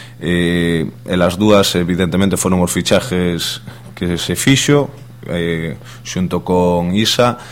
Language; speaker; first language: Galician; non-native, local second language; Spanish